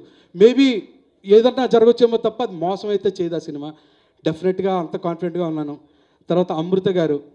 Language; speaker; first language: Telugu; native; Telugu